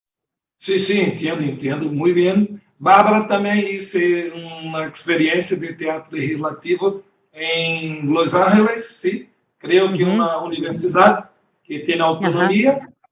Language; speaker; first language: Spanish; non-native, learner; Portuguese